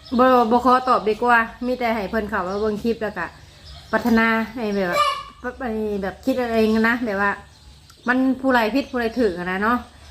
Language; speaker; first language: Thai; native; Thai